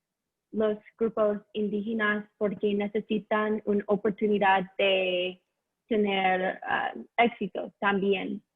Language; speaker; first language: Spanish; non-native, learner; English